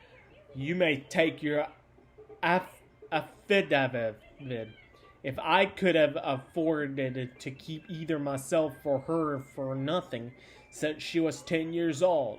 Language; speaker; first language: English; native; English